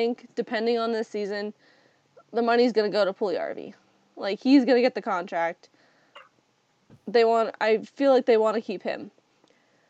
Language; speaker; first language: English; native; English